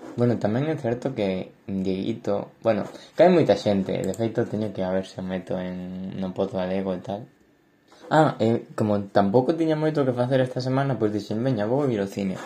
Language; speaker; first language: Galician; native; Galician